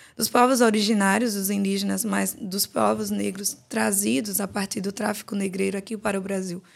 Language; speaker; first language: Portuguese; native; Portuguese